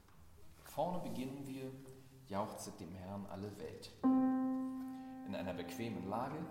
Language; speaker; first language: German; native; German